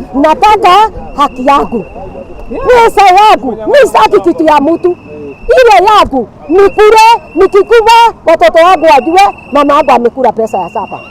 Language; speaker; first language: Swahili; non-native, local second language; Kikuyu